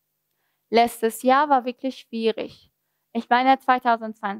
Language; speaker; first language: German; non-native, fluent; Persian